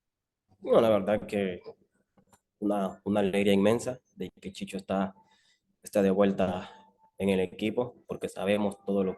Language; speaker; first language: Spanish; native; Spanish